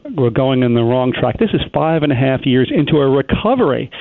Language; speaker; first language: English; native; English